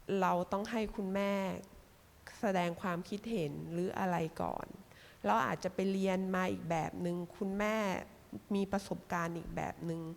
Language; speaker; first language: Thai; native; Thai